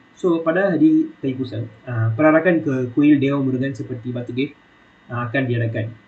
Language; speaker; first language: Malay; non-native, local second language; Tamil